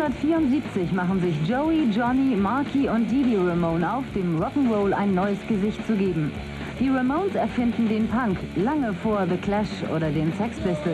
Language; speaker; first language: German; native; German